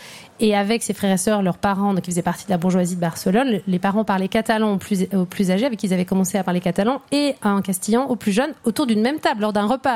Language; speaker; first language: French; native; French